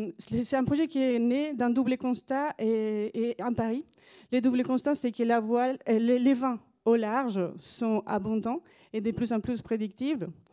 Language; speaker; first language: French; non-native, fluent; Spanish